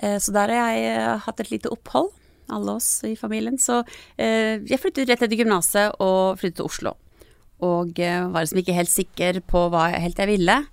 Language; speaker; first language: Norwegian; early bilingual, other home language; English